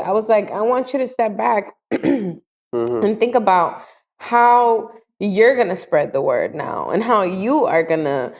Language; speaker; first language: English; native; English